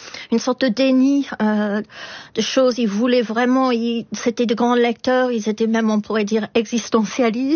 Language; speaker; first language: French; non-native, fluent; English